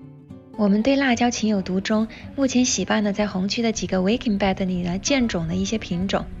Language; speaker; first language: Chinese; native; Chinese